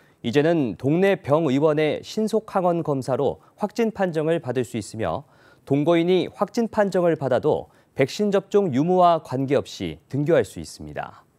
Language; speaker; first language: Korean; native; Korean